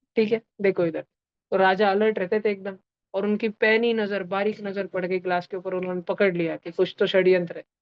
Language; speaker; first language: Hindi; non-native, local second language; Marathi